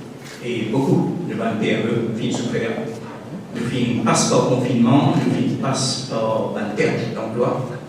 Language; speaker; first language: French; non-native, local second language; Morisyen